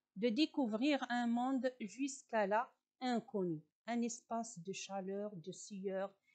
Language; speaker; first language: French; non-native, local second language; Arabic